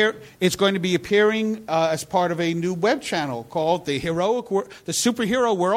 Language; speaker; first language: English; native; English